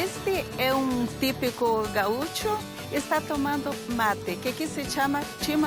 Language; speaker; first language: Portuguese; early bilingual, other home language; Galician